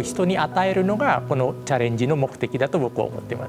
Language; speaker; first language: Japanese; non-native, fluent; Indonesian